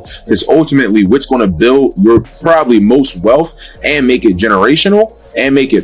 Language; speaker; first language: English; native; English